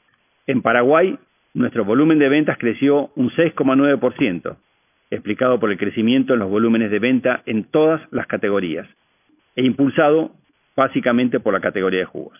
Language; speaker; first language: Spanish; native; Spanish